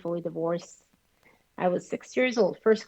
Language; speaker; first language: English; early bilingual, other home language; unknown